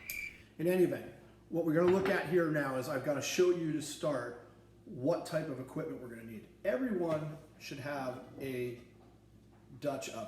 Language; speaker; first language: English; native; English